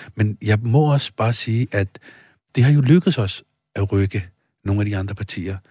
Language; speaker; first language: Danish; early bilingual, other home language; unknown